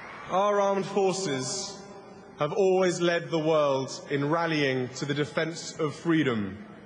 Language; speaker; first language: English; native; English